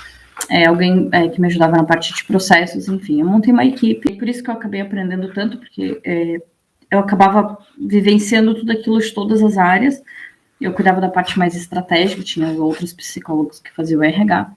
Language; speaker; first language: Portuguese; native; Portuguese